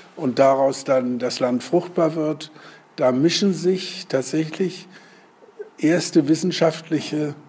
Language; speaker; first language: German; native; German